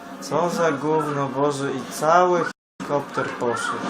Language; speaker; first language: Polish; native; Polish